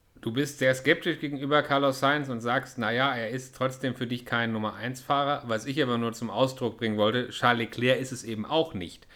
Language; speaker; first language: German; native; German